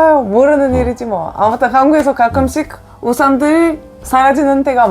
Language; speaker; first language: Korean; non-native, fluent; Bulgarian